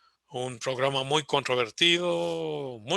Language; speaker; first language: Spanish; early bilingual, heritage; Spanish